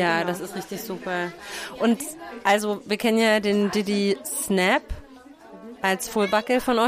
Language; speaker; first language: German; native; German